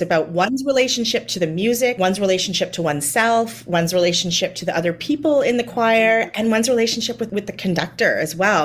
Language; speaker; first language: English; native; English